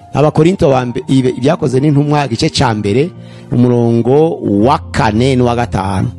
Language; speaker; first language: Kinyarwanda; native; Kinyarwanda